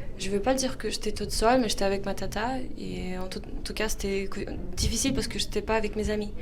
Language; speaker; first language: French; non-native, fluent; Ukrainian